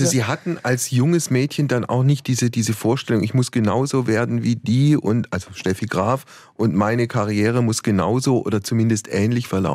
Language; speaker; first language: German; native; German